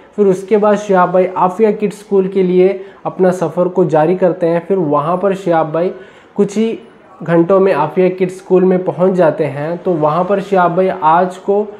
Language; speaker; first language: Hindi; non-native, local second language; Urdu